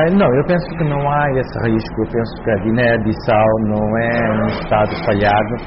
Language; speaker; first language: Portuguese; non-native, local second language; Upper Guinea Crioulo